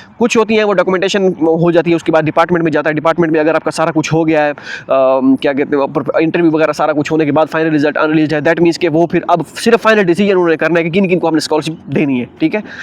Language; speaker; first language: Urdu; non-native, local second language; Saraiki